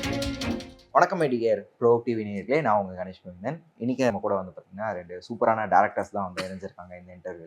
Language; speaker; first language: Tamil; native; Tamil